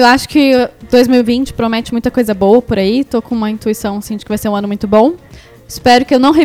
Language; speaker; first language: Portuguese; native; Portuguese